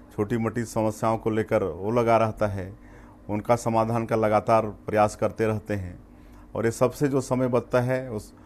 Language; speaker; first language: Hindi; native; Hindi